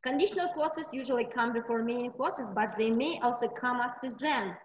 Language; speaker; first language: English; non-native, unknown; Uzbek